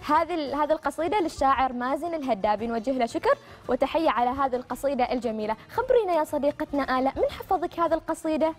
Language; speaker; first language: Arabic; native; Arabic